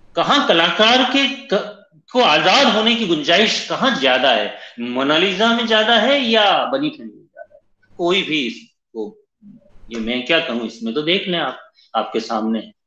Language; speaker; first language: Hindi; native; Hindi